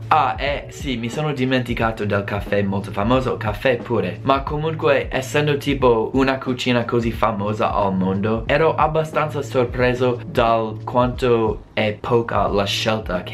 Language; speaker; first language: Italian; non-native, fluent; English